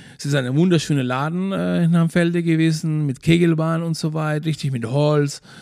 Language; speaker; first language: German; non-native, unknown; Spanish